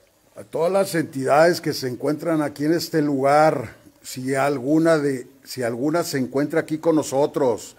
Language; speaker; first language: Spanish; native; Spanish